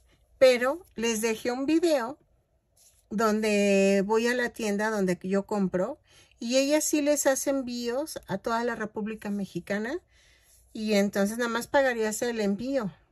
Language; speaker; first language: Spanish; native; Spanish